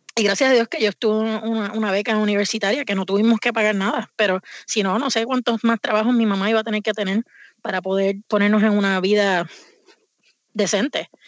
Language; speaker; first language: Spanish; native; Spanish